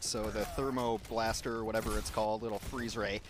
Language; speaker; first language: English; native; English